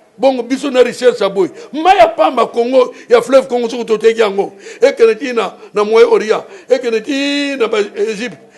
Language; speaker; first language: Lingala; non-native, local second language; Kongo